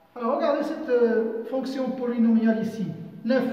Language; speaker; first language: French; non-native, local second language; Arabic